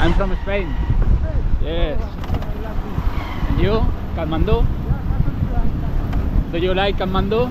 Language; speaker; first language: English; non-native, learner; Spanish